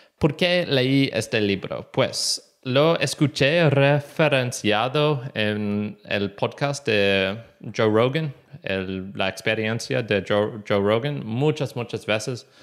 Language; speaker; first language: Spanish; non-native, learner; English